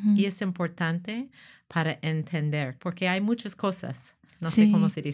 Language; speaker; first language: Spanish; non-native, learner; English